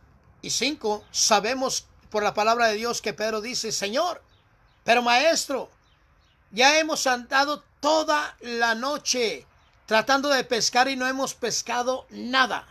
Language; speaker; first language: Spanish; native; Spanish